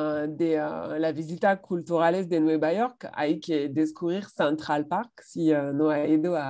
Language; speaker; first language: Spanish; non-native, fluent; French